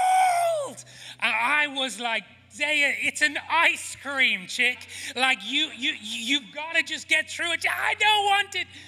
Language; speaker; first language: English; native; English